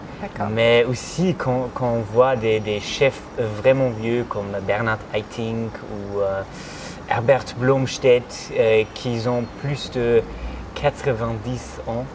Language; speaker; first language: French; non-native, fluent; German